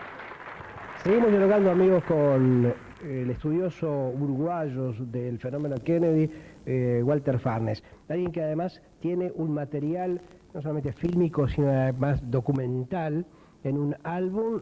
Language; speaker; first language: Spanish; native; Spanish